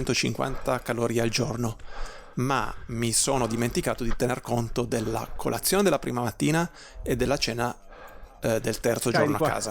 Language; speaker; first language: Italian; native; Italian